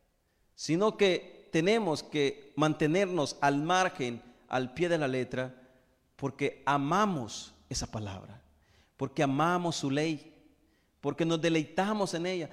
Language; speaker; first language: Spanish; native; Spanish